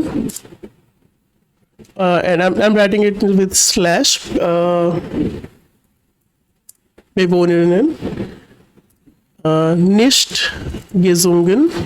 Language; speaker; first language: German; non-native, learner; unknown